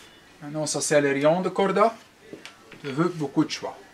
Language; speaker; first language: French; non-native, local second language; Dutch